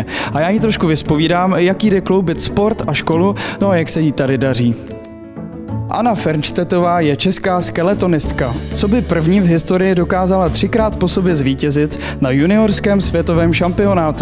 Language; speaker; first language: Czech; native; Czech